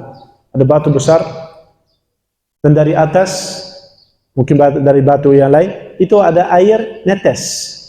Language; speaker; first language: Indonesian; non-native, fluent; Dutch